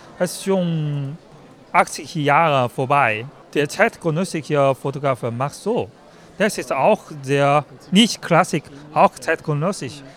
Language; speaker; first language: German; non-native, learner; Chinese